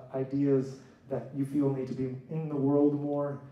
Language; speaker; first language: English; native; English